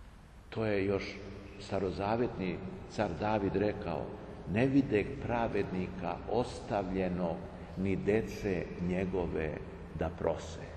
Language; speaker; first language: Serbian; native; Serbian